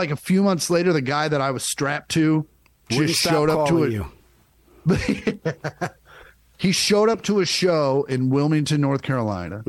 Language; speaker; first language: English; native; English